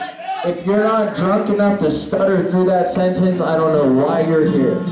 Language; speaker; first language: English; native; English